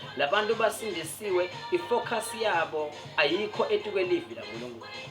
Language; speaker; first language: Zulu; non-native, local second language; Swati